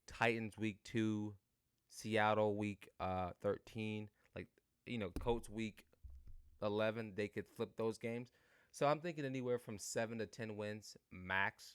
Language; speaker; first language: English; native; English